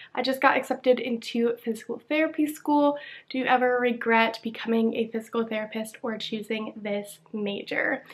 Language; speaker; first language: English; native; English